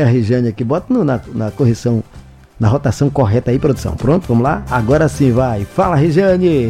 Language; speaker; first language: Portuguese; native; Portuguese